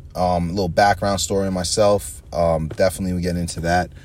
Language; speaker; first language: English; native; English